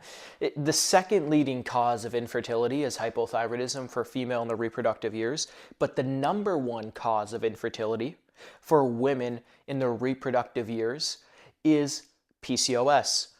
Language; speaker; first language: English; native; English